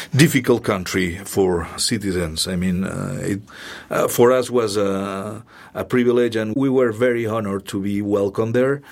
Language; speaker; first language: English; non-native, fluent; Spanish